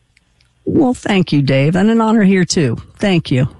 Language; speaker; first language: English; native; English